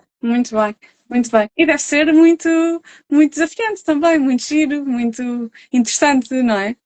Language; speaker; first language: Portuguese; native; Portuguese